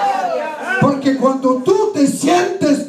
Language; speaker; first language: Spanish; early bilingual, heritage; Spanish